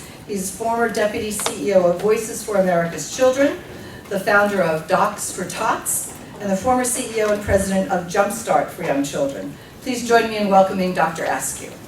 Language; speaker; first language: English; native; English